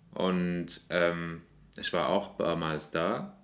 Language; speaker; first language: German; non-native, fluent; Arabic